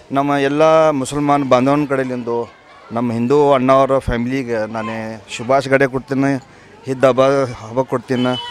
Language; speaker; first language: Kannada; native; Kannada